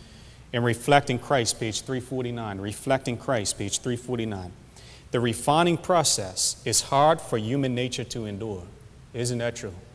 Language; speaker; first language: English; native; English